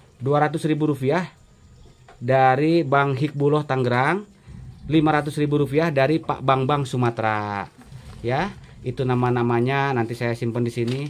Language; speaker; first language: Indonesian; native; Indonesian